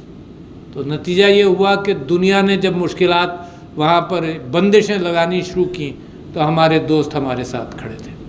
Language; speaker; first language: Urdu; native; Urdu